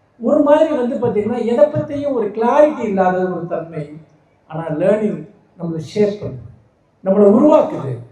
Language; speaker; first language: Tamil; native; Tamil